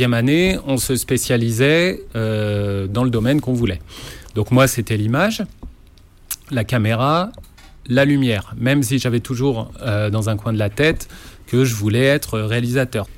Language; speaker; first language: French; native; French